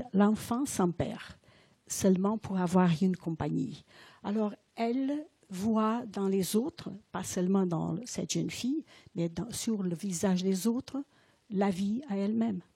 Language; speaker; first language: French; non-native, fluent; Portuguese